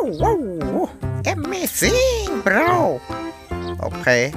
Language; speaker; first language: English; non-native, learner; Khmer